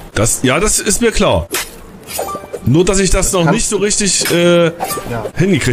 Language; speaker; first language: German; native; German